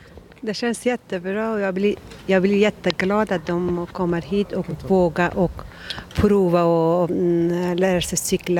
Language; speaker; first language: Swedish; non-native, learner; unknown